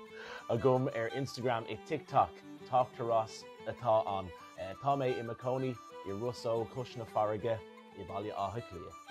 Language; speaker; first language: Irish; non-native, local second language; English